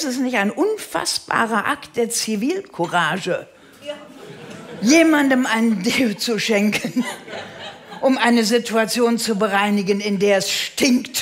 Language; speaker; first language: German; native; German